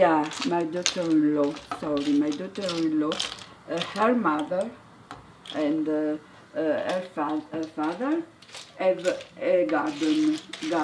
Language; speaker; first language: English; non-native, learner; Italian